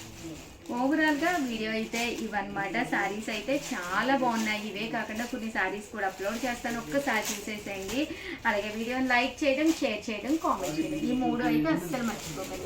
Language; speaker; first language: Telugu; native; Telugu